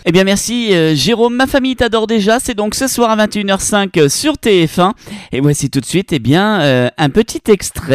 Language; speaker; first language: French; native; French